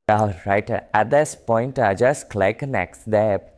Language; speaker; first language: English; non-native, learner; Vietnamese